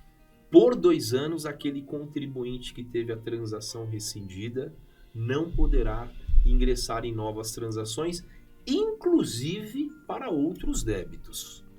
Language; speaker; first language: Portuguese; native; Portuguese